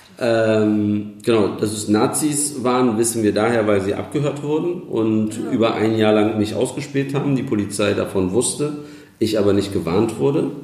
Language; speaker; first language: German; early bilingual, other home language; Turkish